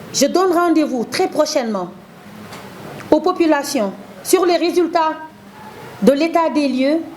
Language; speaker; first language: French; non-native, local second language; Wolof